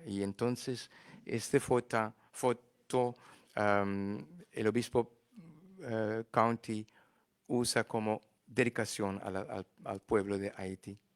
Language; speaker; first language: Spanish; non-native, learner; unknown